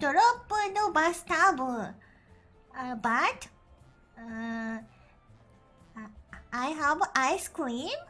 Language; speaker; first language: English; non-native, learner; Japanese